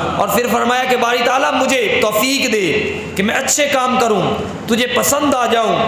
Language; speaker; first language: Urdu; non-native, local second language; Punjabi